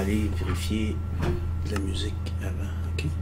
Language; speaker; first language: French; native; French